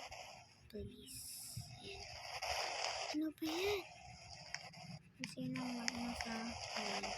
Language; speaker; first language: Filipino; non-native, local second language; Cebuano